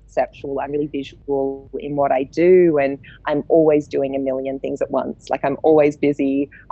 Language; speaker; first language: English; native; English